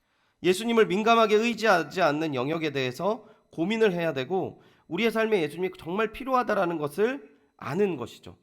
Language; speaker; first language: Korean; native; Korean